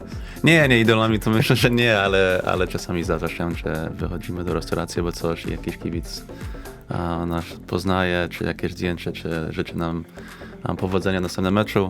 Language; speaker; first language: Polish; early bilingual, heritage; English